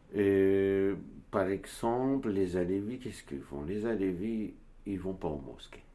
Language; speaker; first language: French; non-native, learner; Turkish